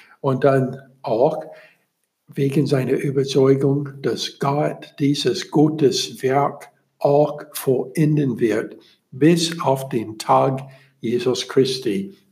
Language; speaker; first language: German; non-native, learner; English